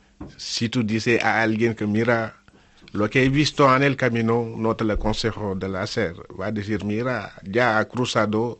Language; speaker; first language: Spanish; non-native, learner; Wolof